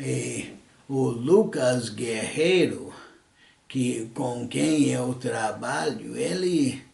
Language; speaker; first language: Portuguese; early bilingual, other home language; English